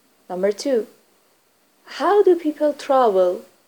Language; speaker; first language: English; non-native, fluent; Persian